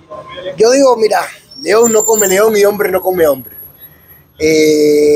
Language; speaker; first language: Spanish; native; Spanish